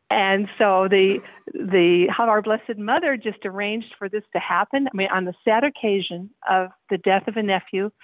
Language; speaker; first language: English; native; English